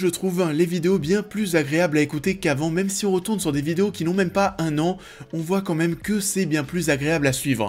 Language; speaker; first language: French; native; French